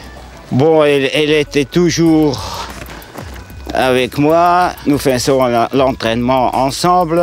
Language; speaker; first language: French; non-native, local second language; Swiss German